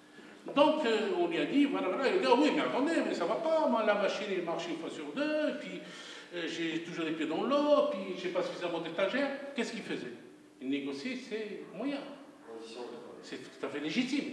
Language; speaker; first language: French; non-native, local second language; Arabic